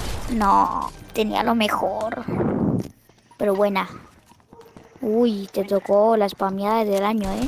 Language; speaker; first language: Spanish; native; Spanish